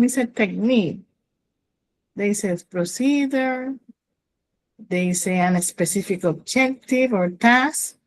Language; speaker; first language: English; non-native, learner; Spanish